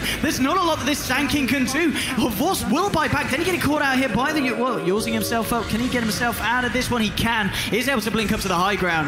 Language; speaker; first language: English; native; English